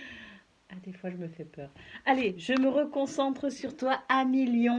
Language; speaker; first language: French; native; French